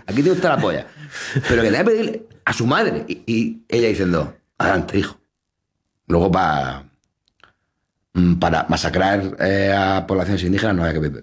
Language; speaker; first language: Spanish; native; Spanish